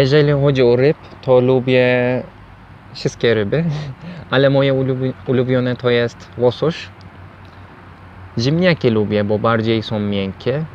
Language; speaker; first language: Polish; non-native, fluent; Turkish